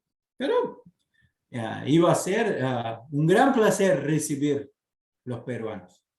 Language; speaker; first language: Spanish; non-native, fluent; Portuguese